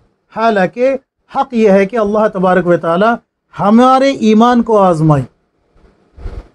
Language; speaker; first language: Urdu; native; Urdu